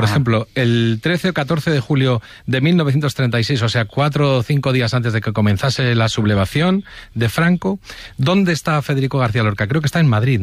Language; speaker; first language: Spanish; native; Spanish